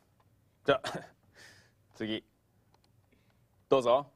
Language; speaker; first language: Japanese; non-native, fluent; English